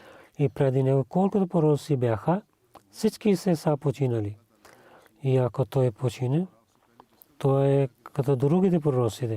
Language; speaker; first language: Bulgarian; non-native, learner; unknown